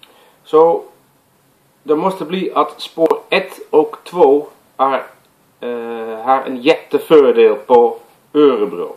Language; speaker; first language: Swedish; non-native, learner; Dutch